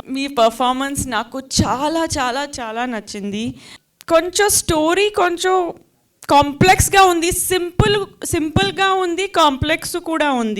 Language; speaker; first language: Telugu; non-native, fluent; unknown